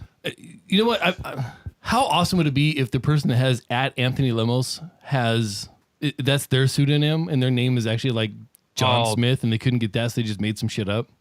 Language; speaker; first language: English; native; English